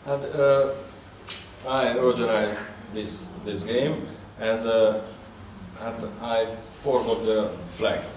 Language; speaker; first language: English; non-native, learner; Hungarian